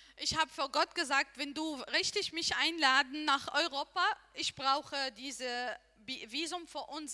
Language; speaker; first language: German; non-native, learner; Arabic